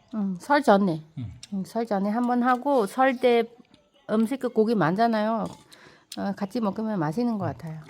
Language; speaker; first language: Korean; non-native, learner; Vietnamese